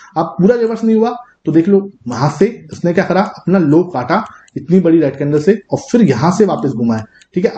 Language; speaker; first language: Hindi; native; Hindi